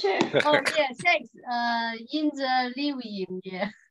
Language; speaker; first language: English; non-native, learner; Chinese